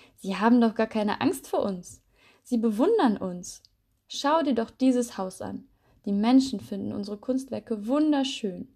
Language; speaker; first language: German; native; German